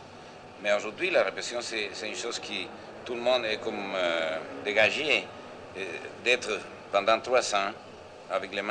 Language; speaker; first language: French; non-native, learner; Spanish